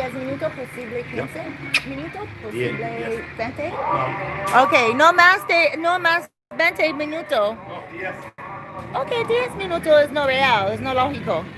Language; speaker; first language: Spanish; non-native, learner; English